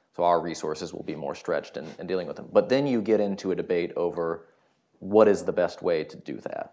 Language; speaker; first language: English; native; English